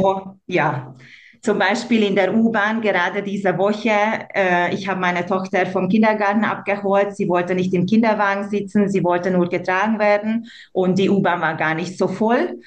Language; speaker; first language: German; non-native, local second language; Hungarian